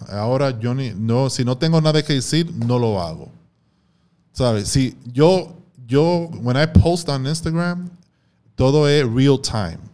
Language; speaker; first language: Spanish; early bilingual, heritage; Spanish